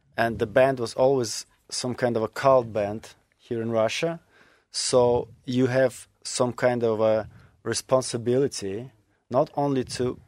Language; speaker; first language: English; non-native, fluent; Russian